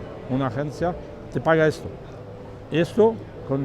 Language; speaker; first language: Spanish; non-native, learner; French